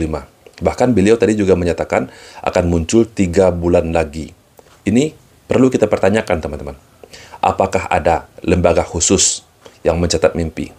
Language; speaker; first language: Indonesian; native; Indonesian